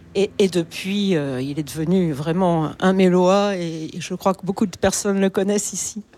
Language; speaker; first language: French; native; French